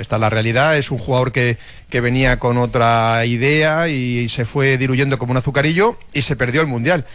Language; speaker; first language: Spanish; native; Spanish